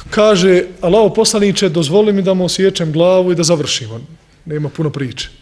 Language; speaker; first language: Bosnian; native; Bosnian